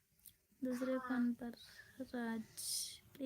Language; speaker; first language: Hindi; non-native, local second language; Bangla